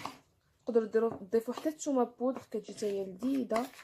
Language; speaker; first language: Arabic; native; Arabic